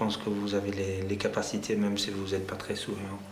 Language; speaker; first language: French; non-native, fluent; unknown